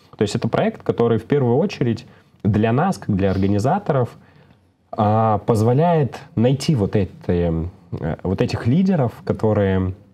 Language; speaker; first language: Russian; native; Russian